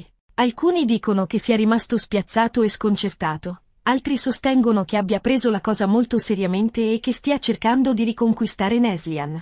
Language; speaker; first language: Italian; native; Italian